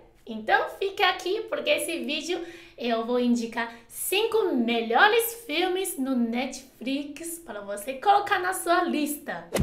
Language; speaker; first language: Portuguese; non-native, fluent; Chinese